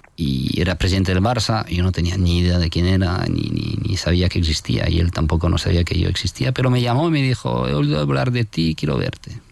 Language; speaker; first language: Spanish; non-native, fluent; French